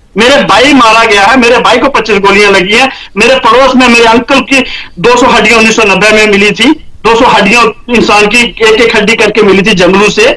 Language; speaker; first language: Hindi; non-native, local second language; Kashmiri